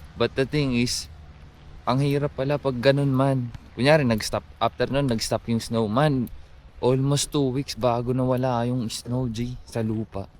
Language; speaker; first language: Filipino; native; Filipino